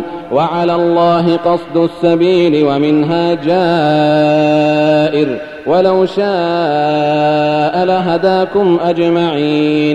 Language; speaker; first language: Arabic; native; Arabic